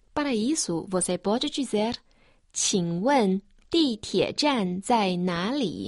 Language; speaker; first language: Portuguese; non-native, fluent; Chinese